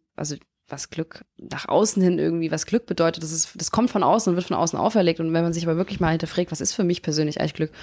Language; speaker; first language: German; native; German